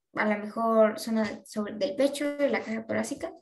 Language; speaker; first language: Spanish; native; Spanish